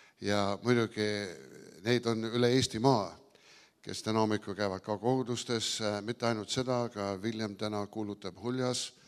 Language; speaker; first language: Estonian; early bilingual, heritage; Estonian